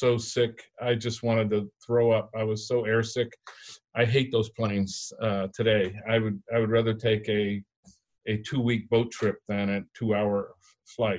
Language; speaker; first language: English; native; English